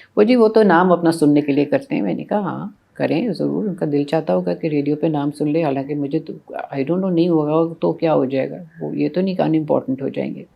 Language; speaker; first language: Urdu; native; Urdu